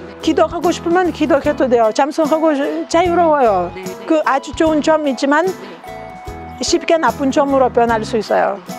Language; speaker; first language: Korean; non-native, learner; Lithuanian